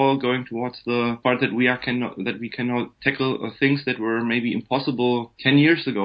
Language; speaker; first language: English; non-native, fluent; German